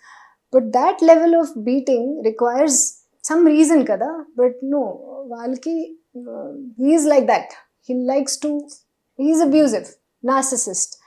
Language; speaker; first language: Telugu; non-native, local second language; Hindi